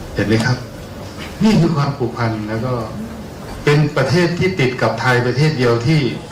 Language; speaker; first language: Thai; native; Thai